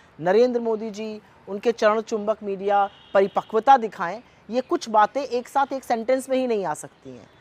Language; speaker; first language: Hindi; native; Hindi